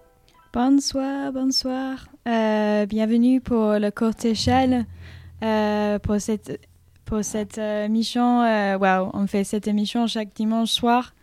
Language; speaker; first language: French; non-native, learner; English